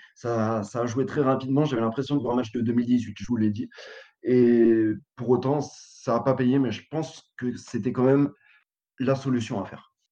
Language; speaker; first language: French; native; French